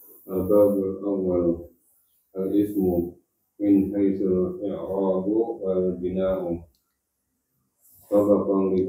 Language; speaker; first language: Arabic; non-native, learner; Indonesian